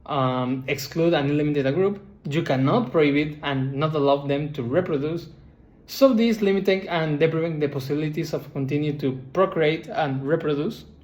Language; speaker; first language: English; non-native, learner; Spanish